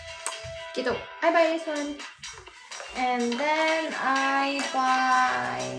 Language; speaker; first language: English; non-native, fluent; Indonesian